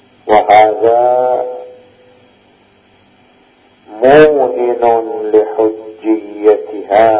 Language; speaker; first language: Arabic; native; Arabic